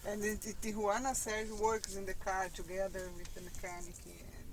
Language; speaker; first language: English; non-native, learner; Portuguese